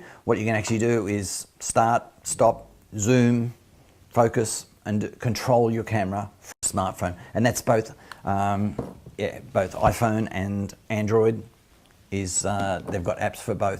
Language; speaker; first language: English; native; English